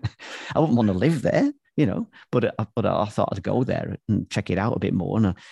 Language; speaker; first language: English; native; English